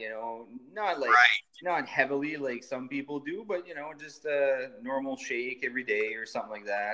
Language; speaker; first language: English; native; English